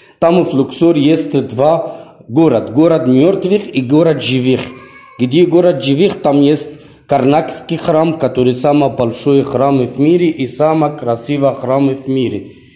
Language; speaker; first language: Russian; non-native, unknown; Arabic